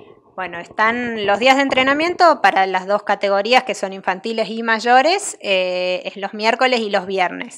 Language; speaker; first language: Spanish; native; Spanish